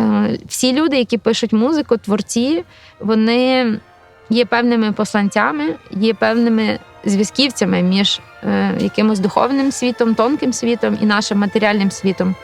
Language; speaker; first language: Ukrainian; native; Ukrainian